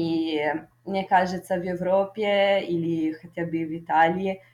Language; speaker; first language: Russian; non-native, fluent; Italian